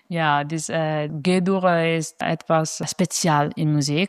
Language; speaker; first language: German; non-native, fluent; Italian